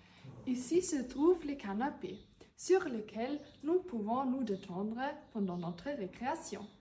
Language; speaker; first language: French; non-native, learner; German